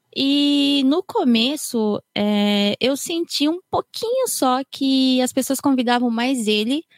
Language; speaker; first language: Portuguese; early bilingual, heritage; Japanese